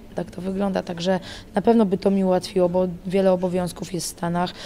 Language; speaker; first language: Polish; native; Polish